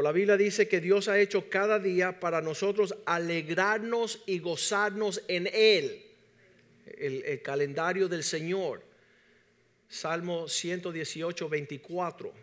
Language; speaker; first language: Spanish; native; Spanish